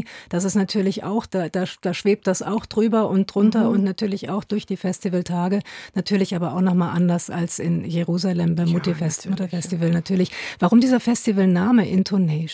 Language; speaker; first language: German; native; German